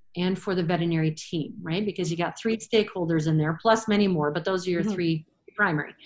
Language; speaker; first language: English; native; English